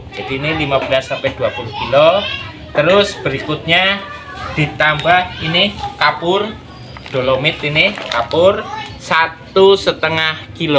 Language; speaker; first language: Indonesian; non-native, local second language; Javanese